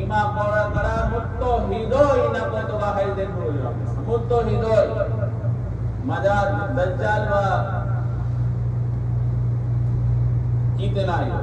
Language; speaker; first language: Japanese; non-native, learner; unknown